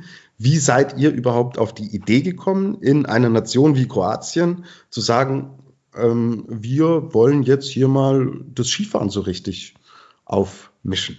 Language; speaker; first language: German; native; German